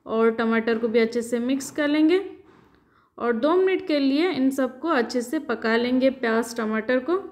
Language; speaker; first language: Hindi; non-native, local second language; Urdu